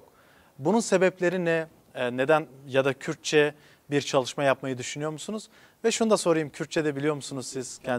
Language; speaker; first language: Turkish; non-native, local second language; Kurdish